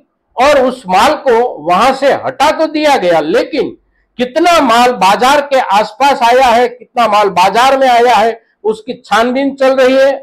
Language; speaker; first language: Hindi; non-native, local second language; Gujarati